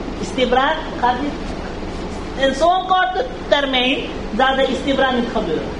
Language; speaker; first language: Dutch; early bilingual, heritage; Urdu